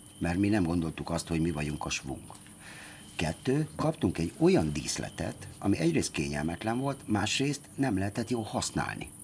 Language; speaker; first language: Hungarian; native; Hungarian